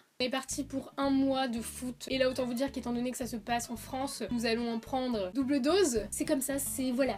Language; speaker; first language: French; early bilingual, other home language; Portuguese